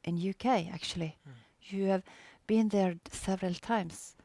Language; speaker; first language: English; non-native, fluent; Norwegian